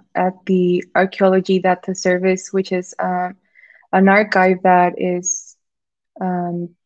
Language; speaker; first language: English; non-native, fluent; Spanish